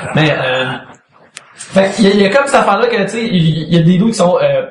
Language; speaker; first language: French; native; French